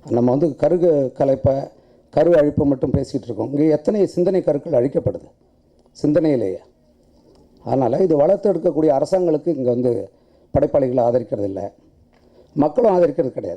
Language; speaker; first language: Tamil; native; Tamil